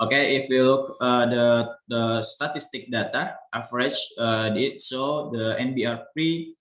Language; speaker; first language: English; non-native, learner; Indonesian